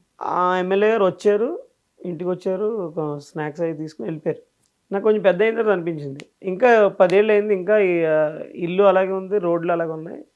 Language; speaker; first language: Telugu; native; Telugu